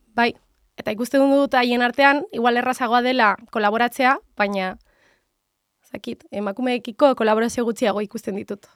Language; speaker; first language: Basque; non-native, local second language; Spanish